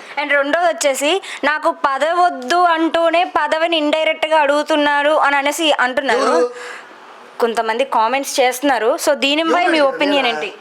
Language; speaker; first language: Telugu; native; Telugu